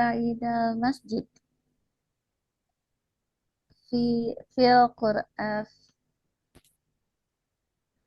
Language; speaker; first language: Arabic; non-native, learner; Indonesian